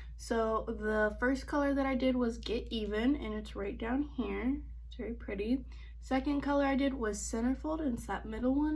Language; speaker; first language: English; native; English